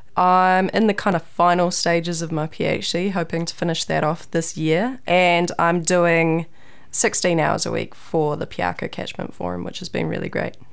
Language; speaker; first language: English; native; English